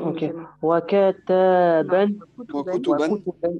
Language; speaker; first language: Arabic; non-native, learner; French